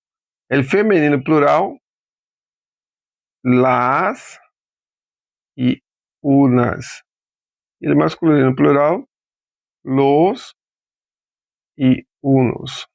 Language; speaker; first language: Spanish; non-native, fluent; Portuguese